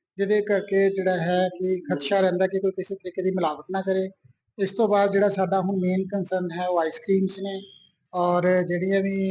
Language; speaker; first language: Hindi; non-native, local second language; Punjabi